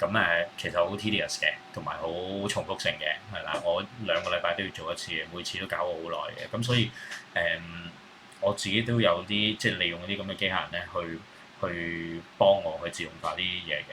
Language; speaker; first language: Cantonese; native; Cantonese